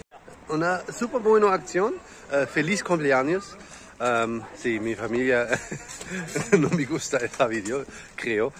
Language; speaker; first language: Spanish; non-native, learner; German